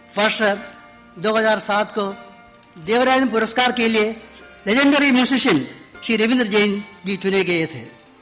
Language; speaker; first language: Hindi; non-native, local second language; Malayalam